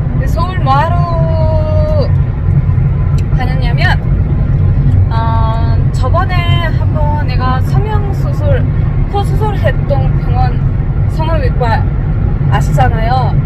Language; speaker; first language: Korean; non-native, fluent; Mongolian